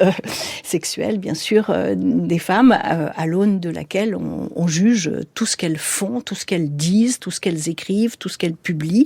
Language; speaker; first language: French; native; French